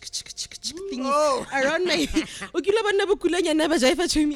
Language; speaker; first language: English; non-native, local second language; Tswana